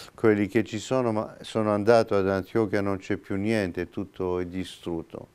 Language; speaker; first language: Italian; non-native, fluent; Turkish